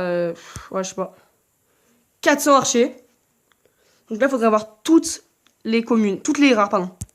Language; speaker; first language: French; native; French